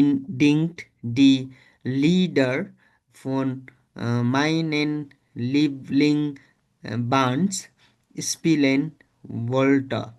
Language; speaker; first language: German; non-native, learner; Nepali